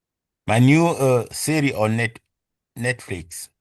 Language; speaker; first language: English; non-native, learner; French